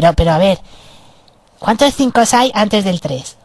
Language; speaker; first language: Spanish; native; Spanish